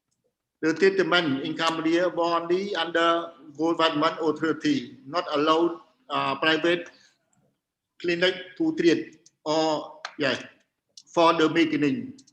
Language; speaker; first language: English; non-native, learner; Khmer